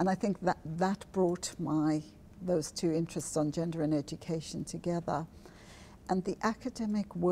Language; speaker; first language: English; native; English